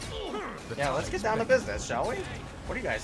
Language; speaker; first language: English; native; English